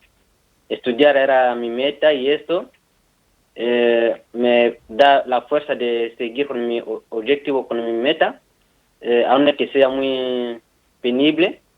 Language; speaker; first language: Spanish; non-native, fluent; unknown